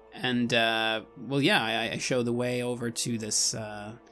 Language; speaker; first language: English; non-native, fluent; Swedish